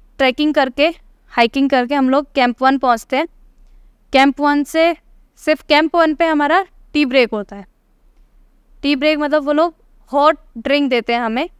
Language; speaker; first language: Hindi; native; Hindi